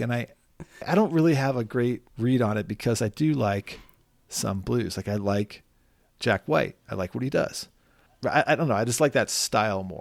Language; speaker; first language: English; native; English